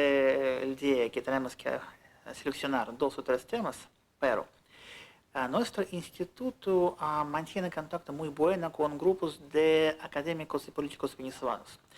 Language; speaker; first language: Spanish; non-native, fluent; Russian